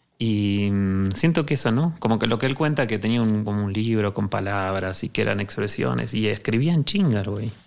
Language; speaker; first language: Spanish; native; Spanish